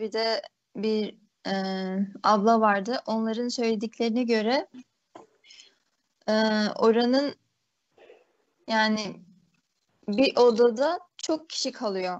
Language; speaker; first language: Turkish; early bilingual, other home language; Uyghur